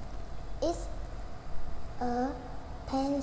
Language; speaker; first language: English; non-native, learner; Vietnamese